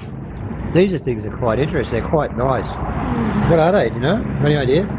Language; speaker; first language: English; native; English